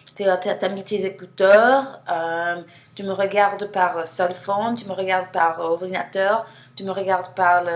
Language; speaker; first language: French; non-native, fluent; English